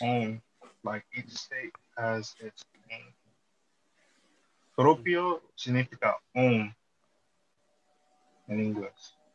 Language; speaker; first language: English; native; English